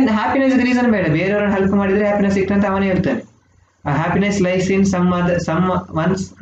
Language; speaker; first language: Kannada; native; Kannada